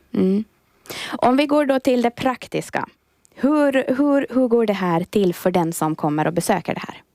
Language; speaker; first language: Swedish; native; Swedish